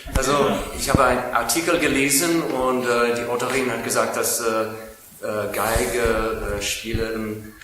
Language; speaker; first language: German; non-native, learner; English